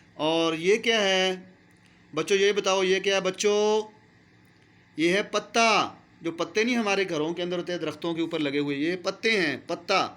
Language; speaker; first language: Urdu; non-native, local second language; Punjabi